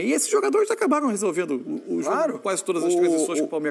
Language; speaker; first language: Portuguese; native; Portuguese